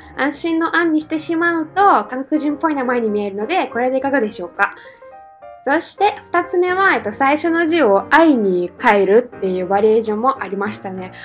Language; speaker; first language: Japanese; non-native, fluent; Russian